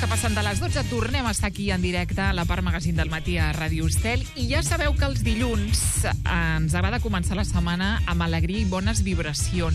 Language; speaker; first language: Catalan; native; Catalan